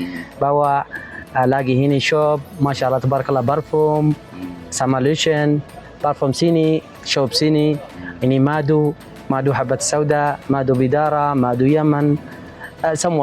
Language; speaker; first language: Indonesian; non-native, learner; Arabic